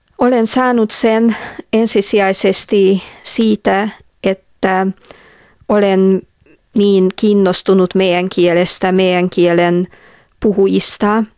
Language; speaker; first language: Finnish; non-native, fluent; Hungarian